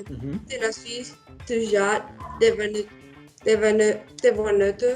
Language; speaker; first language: French; non-native, learner; Spanish